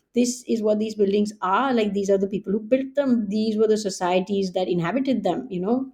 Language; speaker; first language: English; non-native, local second language; Hindi